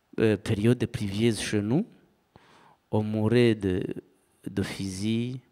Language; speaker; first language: French; non-native, local second language; Kinyarwanda